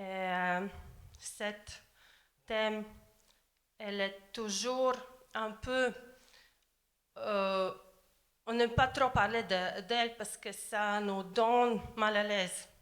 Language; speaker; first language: French; non-native, learner; Latvian